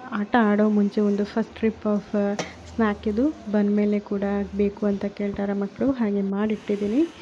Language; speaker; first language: Kannada; native; Kannada